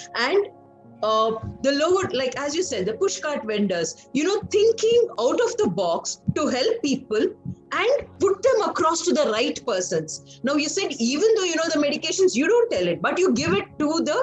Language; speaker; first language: English; non-native, local second language; Kannada